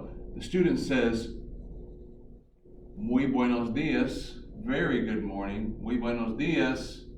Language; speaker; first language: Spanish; non-native, fluent; English